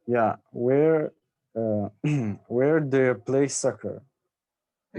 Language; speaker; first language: English; non-native, learner; Arabic